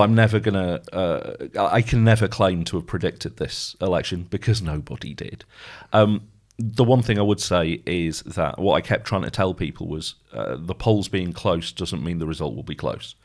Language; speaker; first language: English; native; English